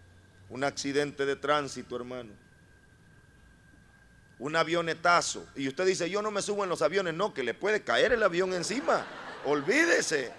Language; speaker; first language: Spanish; native; Spanish